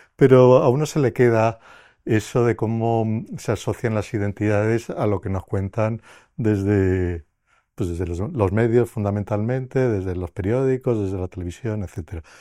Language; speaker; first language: Spanish; native; Spanish